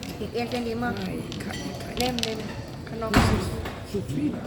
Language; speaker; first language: German; non-native, learner; Thai